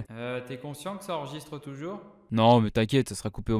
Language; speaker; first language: French; native; French